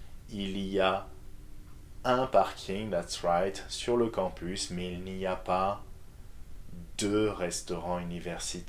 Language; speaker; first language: French; non-native, fluent; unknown